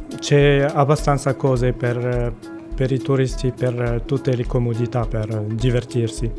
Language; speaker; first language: Italian; non-native, fluent; Arabic